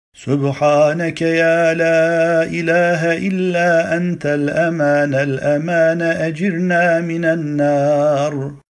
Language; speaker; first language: Arabic; non-native, fluent; Turkish